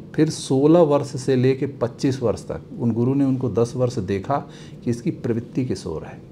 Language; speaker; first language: Hindi; native; Hindi